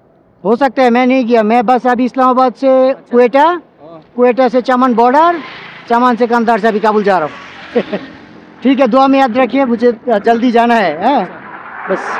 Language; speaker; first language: Hindi; non-native, learner; Bangla